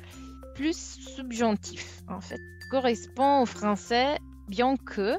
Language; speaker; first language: French; non-native, fluent; Italian